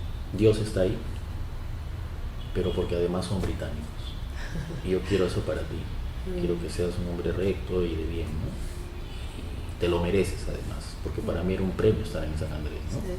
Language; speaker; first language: Spanish; native; Spanish